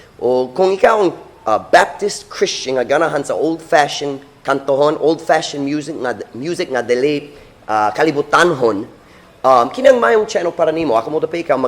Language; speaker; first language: Cebuano; non-native, learner; English